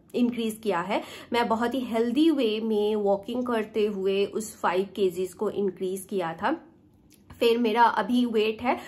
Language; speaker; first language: Hindi; native; Hindi